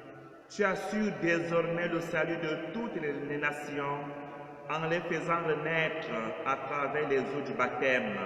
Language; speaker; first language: French; native; French